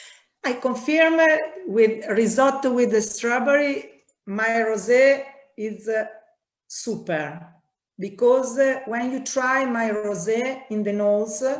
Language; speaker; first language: English; non-native, learner; Italian